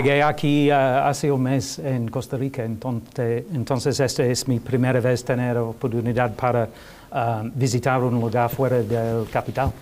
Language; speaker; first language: Spanish; non-native, learner; English